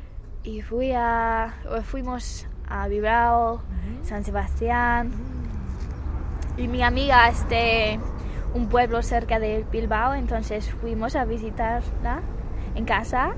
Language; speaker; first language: Spanish; non-native, fluent; English